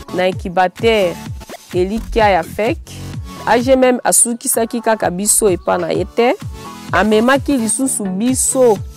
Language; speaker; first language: Lingala; native; Lingala